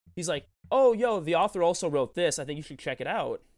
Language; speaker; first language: English; native; English